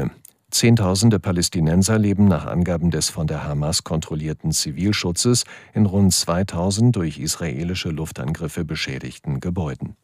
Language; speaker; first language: German; native; German